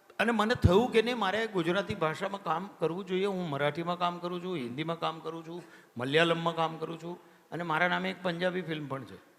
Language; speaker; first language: Gujarati; native; Gujarati